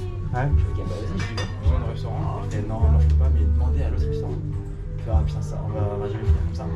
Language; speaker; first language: French; native; French